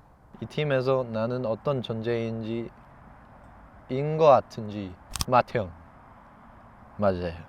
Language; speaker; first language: Korean; non-native, fluent; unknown